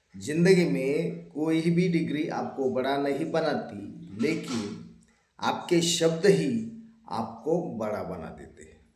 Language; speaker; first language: Hindi; non-native, local second language; Marathi